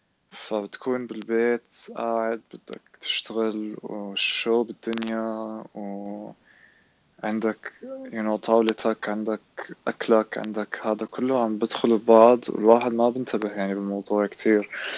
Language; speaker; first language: Arabic; native; Arabic